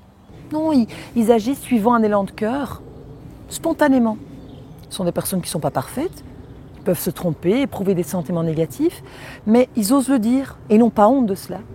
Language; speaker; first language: French; native; French